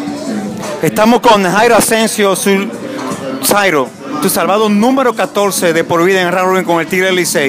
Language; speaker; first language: Spanish; native; Spanish